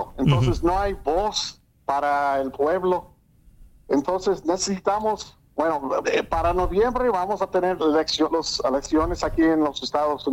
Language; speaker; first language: Spanish; early bilingual, heritage; Spanish